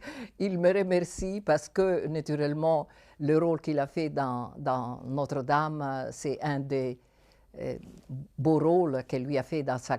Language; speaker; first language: French; non-native, fluent; Italian